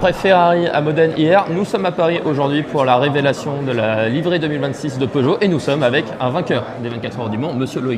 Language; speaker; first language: French; native; French